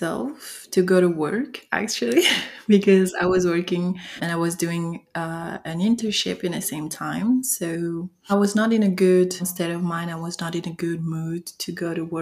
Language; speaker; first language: English; non-native, fluent; French